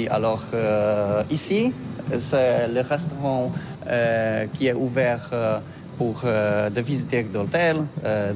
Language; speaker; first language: French; non-native, learner; Polish